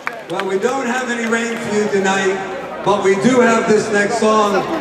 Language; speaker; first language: English; native; English